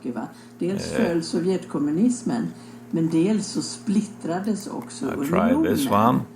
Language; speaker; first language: Swedish; native; Swedish